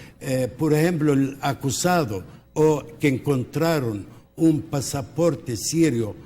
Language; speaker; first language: Spanish; non-native, local second language; Arabic